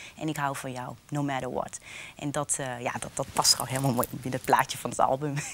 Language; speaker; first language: Dutch; native; Dutch